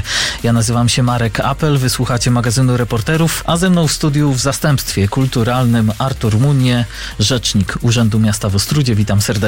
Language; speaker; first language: Polish; native; Polish